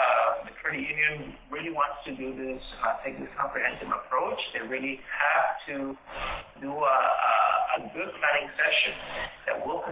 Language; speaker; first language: English; non-native, fluent; Spanish